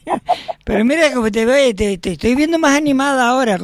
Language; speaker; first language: Spanish; native; Spanish